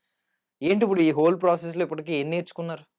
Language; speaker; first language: Telugu; native; Telugu